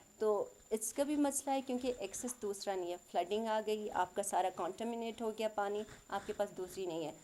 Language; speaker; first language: Urdu; non-native, local second language; Khowar